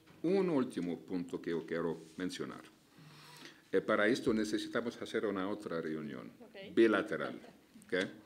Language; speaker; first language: Spanish; non-native, fluent; Arabic